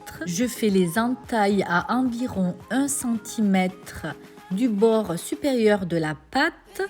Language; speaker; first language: French; native; French